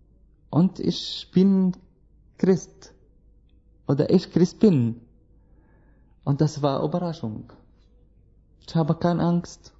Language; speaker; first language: German; non-native, learner; Arabic